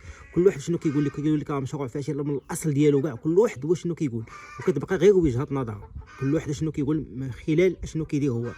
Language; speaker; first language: Arabic; native; Arabic